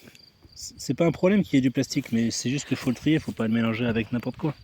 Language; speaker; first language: French; native; French